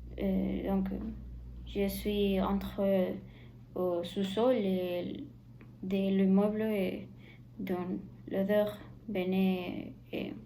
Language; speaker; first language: French; non-native, learner; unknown